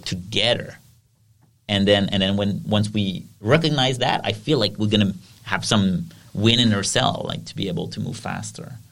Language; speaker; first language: English; non-native, fluent; French